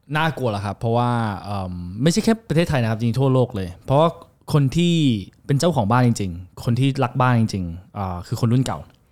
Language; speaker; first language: Thai; early bilingual, heritage; Thai